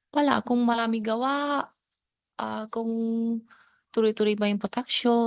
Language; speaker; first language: Filipino; non-native, learner; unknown